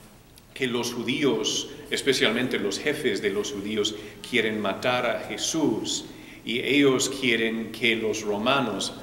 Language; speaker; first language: Spanish; non-native, fluent; English